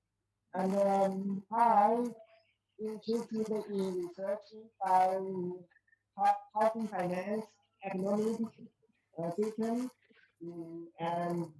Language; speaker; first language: English; non-native, learner; Chinese